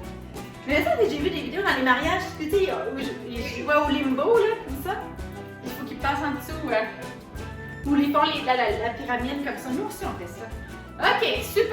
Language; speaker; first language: French; native; French